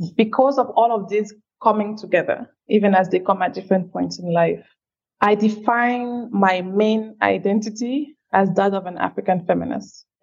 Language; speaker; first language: English; non-native, local second language; French